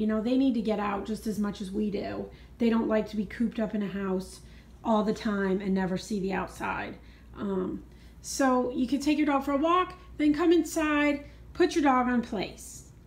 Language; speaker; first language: English; native; English